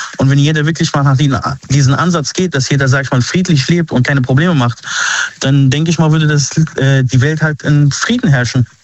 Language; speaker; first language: German; early bilingual, other home language; Arabic